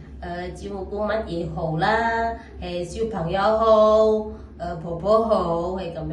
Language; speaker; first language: Cantonese; non-native, learner; Indonesian